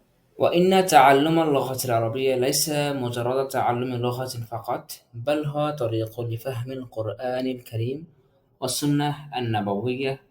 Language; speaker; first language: Arabic; non-native, fluent; Bangla